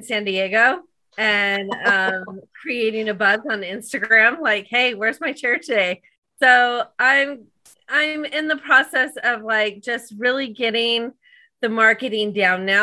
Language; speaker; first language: English; native; English